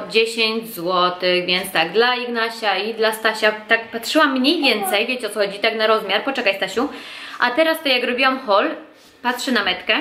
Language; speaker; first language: Polish; native; Polish